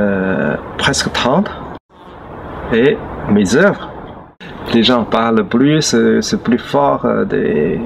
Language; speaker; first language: French; non-native, learner; Chinese